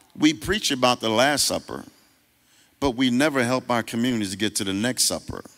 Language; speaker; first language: English; native; English